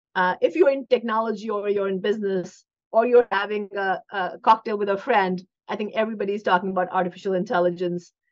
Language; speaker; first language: English; non-native, local second language; Hindi